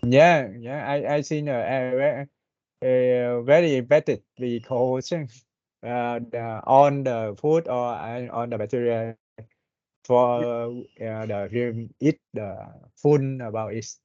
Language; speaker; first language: English; non-native, learner; Vietnamese